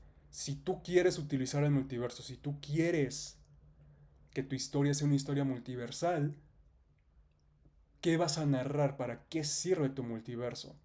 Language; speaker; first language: Spanish; native; Spanish